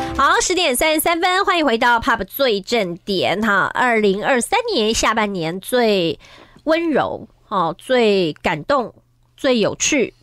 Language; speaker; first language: Chinese; native; Chinese